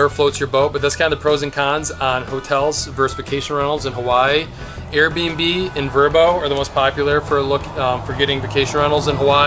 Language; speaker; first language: English; native; English